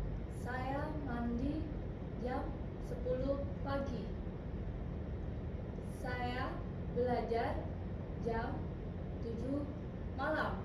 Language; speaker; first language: Indonesian; non-native, learner; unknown